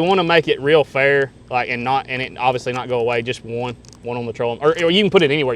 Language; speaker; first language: English; native; English